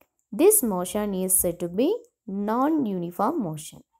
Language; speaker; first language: English; non-native, local second language; Tamil